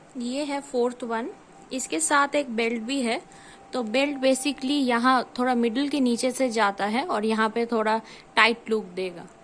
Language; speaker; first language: Hindi; non-native, local second language; Bangla